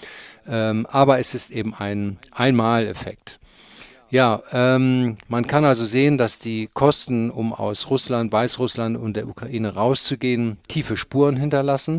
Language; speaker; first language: German; native; German